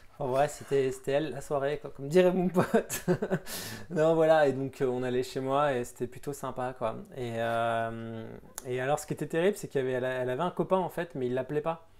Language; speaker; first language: French; native; French